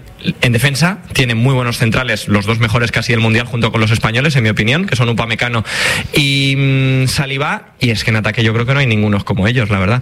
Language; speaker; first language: Spanish; native; Spanish